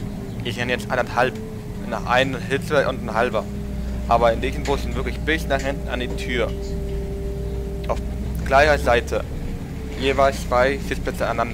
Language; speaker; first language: German; native; German